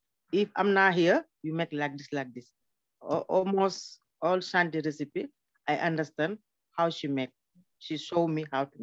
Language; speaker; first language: English; non-native, learner; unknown